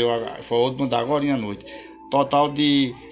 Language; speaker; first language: Portuguese; native; Portuguese